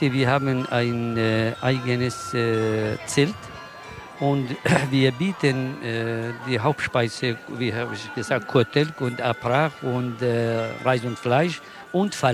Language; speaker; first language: German; non-native, learner; Kurdish